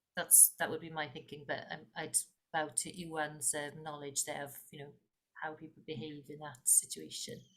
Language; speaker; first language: English; non-native, local second language; Welsh